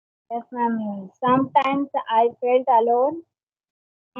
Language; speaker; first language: English; non-native, learner; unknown